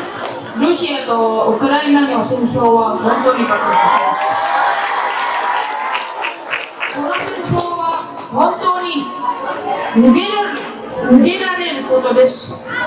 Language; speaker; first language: Japanese; non-native, learner; Indonesian